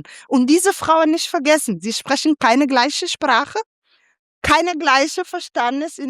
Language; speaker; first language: German; non-native, fluent; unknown